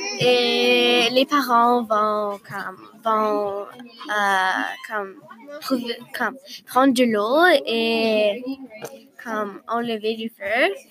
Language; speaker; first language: French; non-native, learner; English